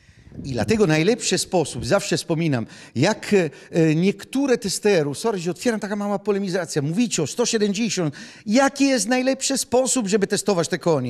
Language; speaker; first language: Polish; non-native, fluent; Italian